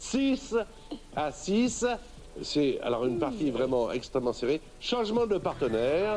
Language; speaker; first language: French; native; French